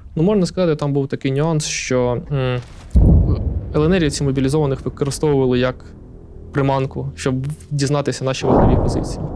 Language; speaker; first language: Ukrainian; native; Ukrainian